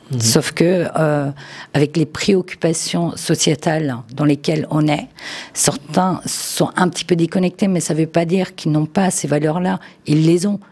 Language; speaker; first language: French; early bilingual, other home language; Turkish